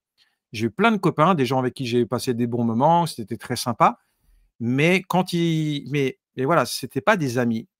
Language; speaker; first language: French; native; French